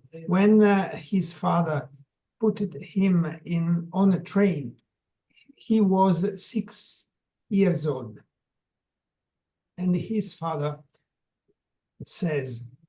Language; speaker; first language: English; non-native, learner; Italian